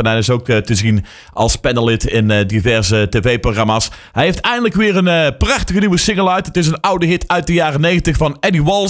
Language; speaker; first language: Dutch; native; Dutch